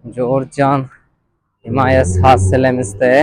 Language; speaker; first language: Armenian; non-native, learner; Hindi